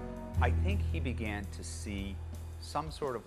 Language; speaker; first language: English; native; English